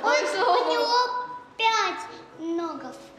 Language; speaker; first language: Russian; early bilingual, heritage; Russian